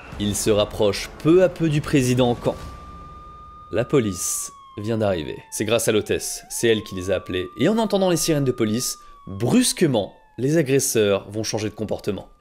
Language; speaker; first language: French; native; French